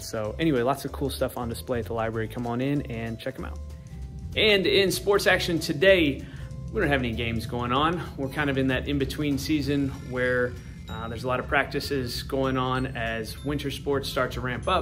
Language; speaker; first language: English; native; English